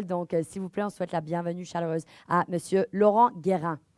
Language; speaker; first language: French; native; French